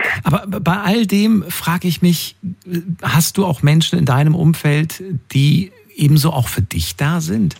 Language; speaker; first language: German; native; German